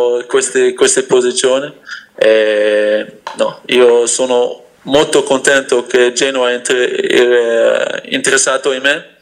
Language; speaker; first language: Italian; non-native, fluent; Dutch